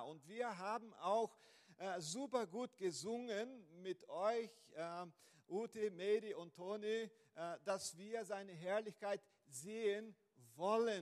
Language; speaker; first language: German; non-native, fluent; Portuguese